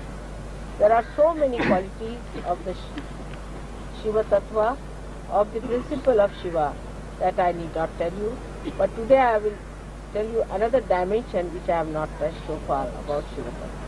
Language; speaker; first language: English; non-native, local second language; Hindi